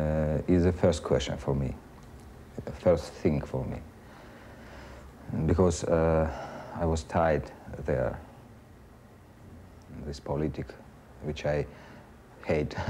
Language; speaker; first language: English; non-native, learner; Russian